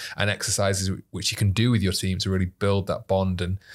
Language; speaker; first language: English; native; English